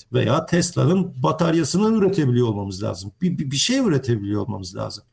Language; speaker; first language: Turkish; native; Turkish